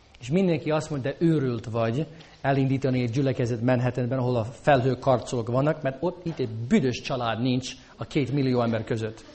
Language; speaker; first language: Hungarian; non-native, fluent; English